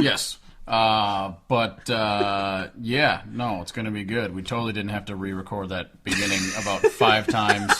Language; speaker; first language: English; native; English